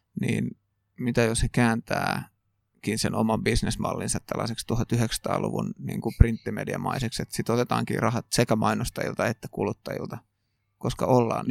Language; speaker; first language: Finnish; native; Finnish